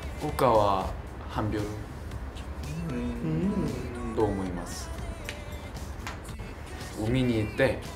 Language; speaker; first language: Japanese; non-native, learner; Korean